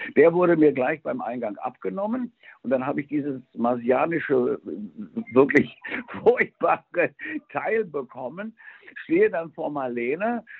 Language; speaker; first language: German; early bilingual, other home language; Spanish